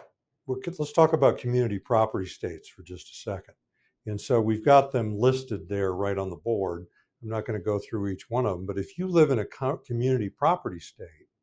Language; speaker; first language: English; native; English